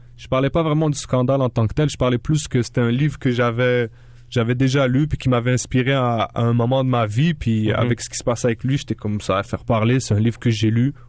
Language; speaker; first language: French; early bilingual, other home language; Arabic